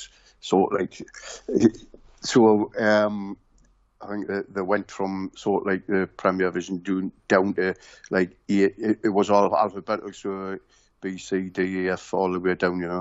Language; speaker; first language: English; native; English